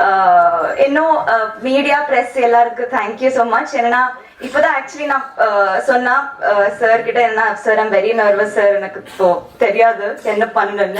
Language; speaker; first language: Tamil; non-native, learner; Telugu